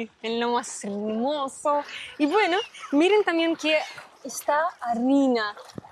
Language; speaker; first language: Spanish; non-native, fluent; Russian